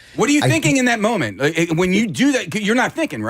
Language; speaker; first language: English; native; English